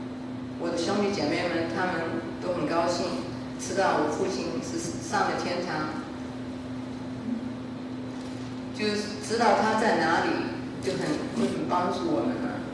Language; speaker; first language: Chinese; early bilingual, heritage; Chinese